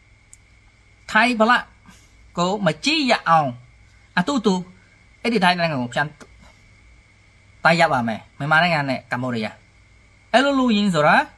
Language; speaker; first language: Burmese; non-native, learner; Khmer